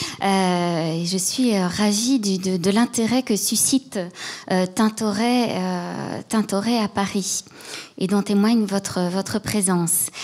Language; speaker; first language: French; native; French